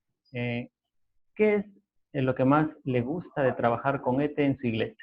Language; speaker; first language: Spanish; native; Spanish